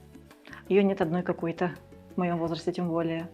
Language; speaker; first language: Russian; early bilingual, other home language; Georgian